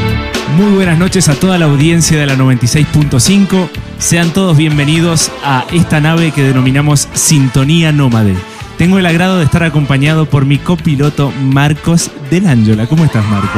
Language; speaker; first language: Spanish; native; Spanish